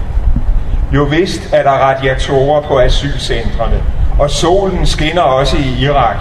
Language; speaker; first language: Danish; native; Danish